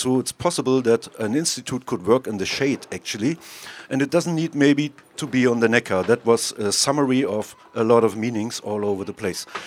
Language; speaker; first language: English; non-native, fluent; German